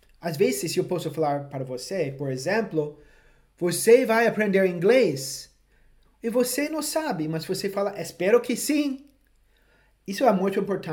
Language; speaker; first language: Portuguese; non-native, fluent; English